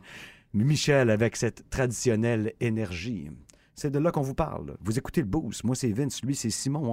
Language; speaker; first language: French; native; French